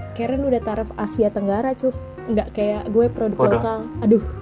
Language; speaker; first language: Indonesian; native; Indonesian